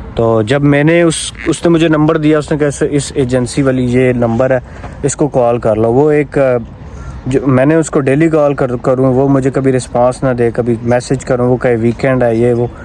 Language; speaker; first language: Urdu; non-native, local second language; Punjabi